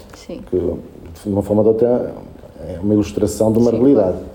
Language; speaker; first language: Portuguese; early bilingual, other home language; Spanish